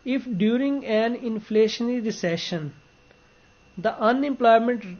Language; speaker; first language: English; non-native, local second language; Urdu